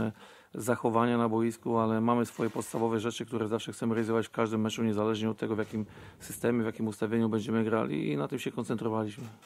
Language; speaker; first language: Polish; native; Polish